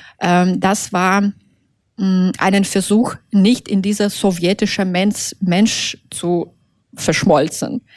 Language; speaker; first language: German; non-native, fluent; Russian